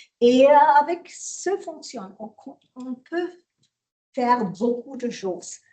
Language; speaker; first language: French; non-native, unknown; German